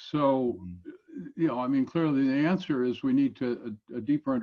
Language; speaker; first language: English; native; English